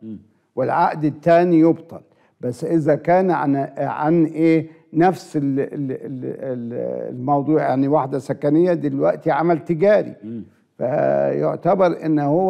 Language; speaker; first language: Arabic; native; Arabic